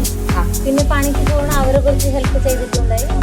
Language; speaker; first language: Malayalam; non-native, local second language; Bangla